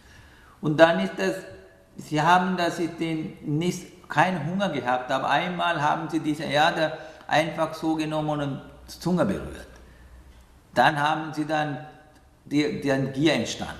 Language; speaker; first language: German; non-native, learner; Sinhala